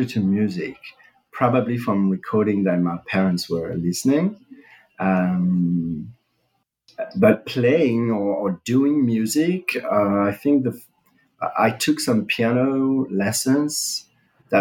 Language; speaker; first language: English; non-native, fluent; French